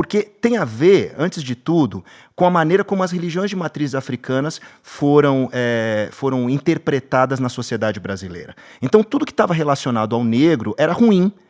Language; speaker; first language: Portuguese; native; Portuguese